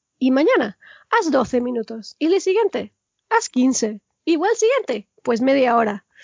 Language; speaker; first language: Spanish; early bilingual, heritage; Spanish